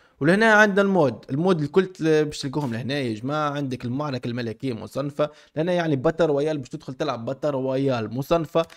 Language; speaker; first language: Arabic; native; Arabic